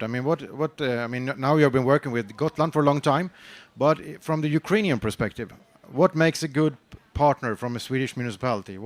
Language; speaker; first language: English; non-native, fluent; Swedish